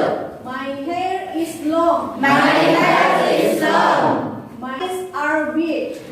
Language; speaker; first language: English; non-native, learner; Indonesian